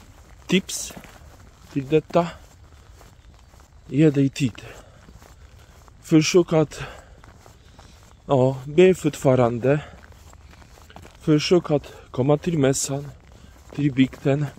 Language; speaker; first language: Swedish; non-native, fluent; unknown